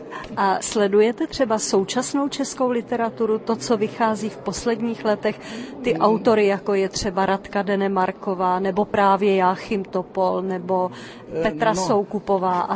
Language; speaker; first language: Czech; native; Czech